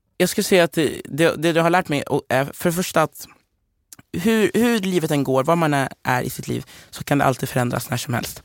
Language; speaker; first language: Swedish; early bilingual, other home language; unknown